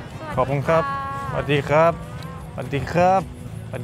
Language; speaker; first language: Thai; non-native, learner; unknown